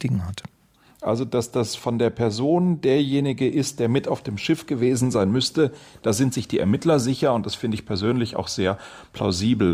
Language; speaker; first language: German; native; German